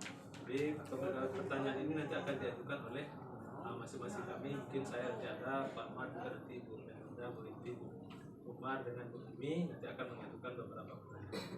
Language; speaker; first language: Indonesian; native; Indonesian